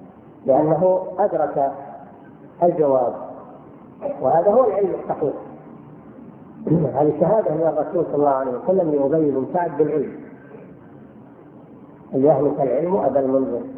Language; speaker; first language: Arabic; native; Arabic